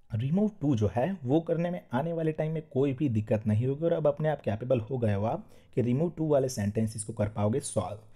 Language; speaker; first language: Hindi; non-native, local second language; Gujarati